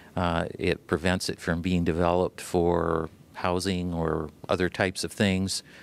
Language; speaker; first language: English; native; English